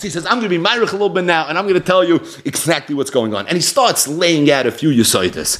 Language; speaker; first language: English; native; English